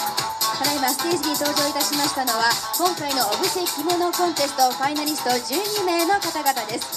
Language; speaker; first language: Japanese; native; Japanese